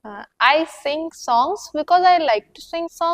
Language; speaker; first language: English; non-native, learner; Hindi